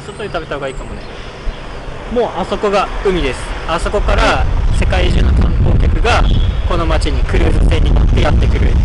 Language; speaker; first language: Japanese; native; Japanese